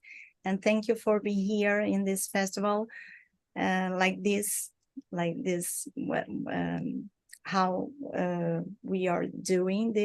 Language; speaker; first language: English; non-native, learner; Portuguese